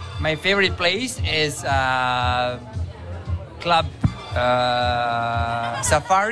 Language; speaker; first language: English; non-native, learner; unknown